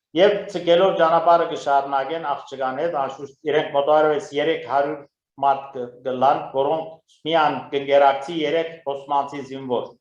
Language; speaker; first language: Armenian; native; Armenian